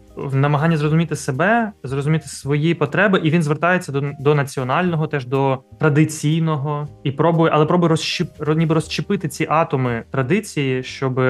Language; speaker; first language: Ukrainian; native; Ukrainian